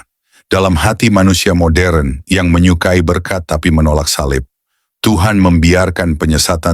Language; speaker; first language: Indonesian; native; Indonesian